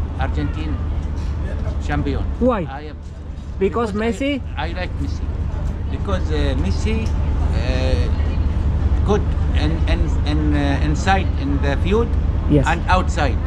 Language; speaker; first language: English; non-native, learner; Spanish